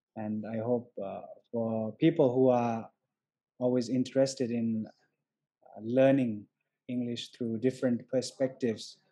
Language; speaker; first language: English; non-native, fluent; Thai